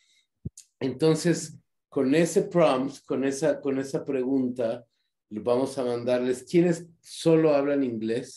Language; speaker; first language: Spanish; native; Spanish